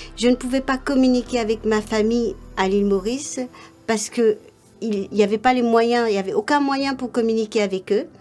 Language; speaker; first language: French; non-native, local second language; Morisyen